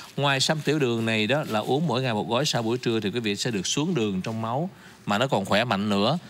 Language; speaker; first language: Vietnamese; native; Vietnamese